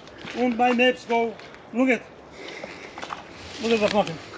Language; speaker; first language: German; non-native, learner; Georgian